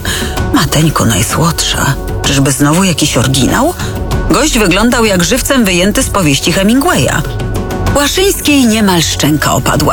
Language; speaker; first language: Polish; native; Polish